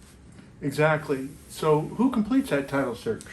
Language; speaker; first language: English; native; English